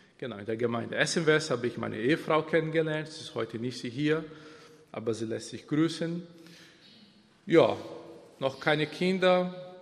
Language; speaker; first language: German; non-native, fluent; Portuguese